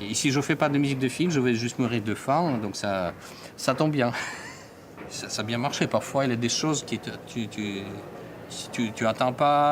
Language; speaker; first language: French; non-native, fluent; Russian